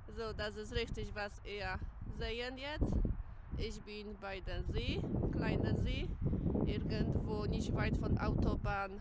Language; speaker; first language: German; non-native, learner; Polish